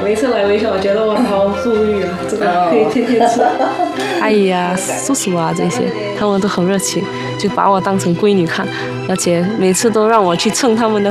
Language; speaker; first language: Chinese; non-native, local second language; English